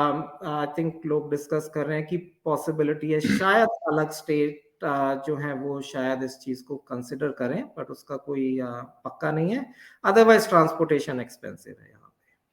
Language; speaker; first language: Hindi; native; Hindi